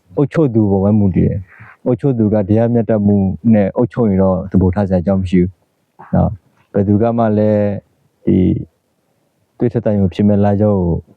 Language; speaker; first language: Burmese; non-native, local second language; S'gaw Karen